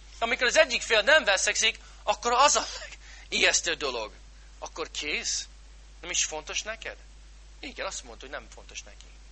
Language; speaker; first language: Hungarian; non-native, fluent; English